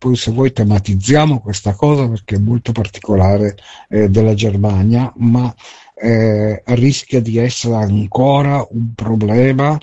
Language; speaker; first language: Italian; native; Italian